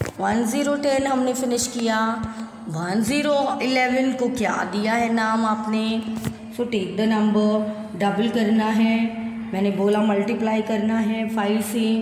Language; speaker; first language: Hindi; non-native, local second language; Gujarati